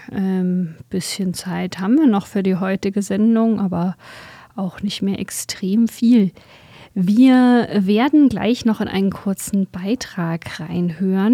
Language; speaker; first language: German; native; German